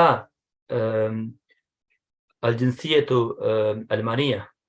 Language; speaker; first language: Arabic; non-native, learner; English